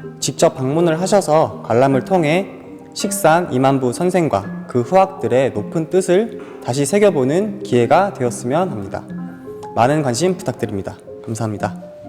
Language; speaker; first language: Korean; native; Korean